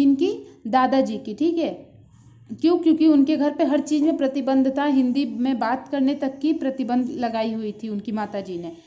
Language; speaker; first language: Hindi; native; Hindi